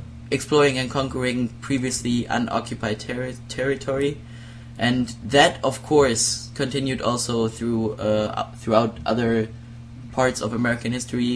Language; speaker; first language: English; non-native, fluent; German